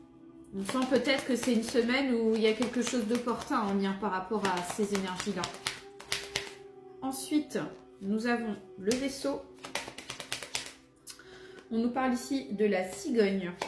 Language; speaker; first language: French; native; French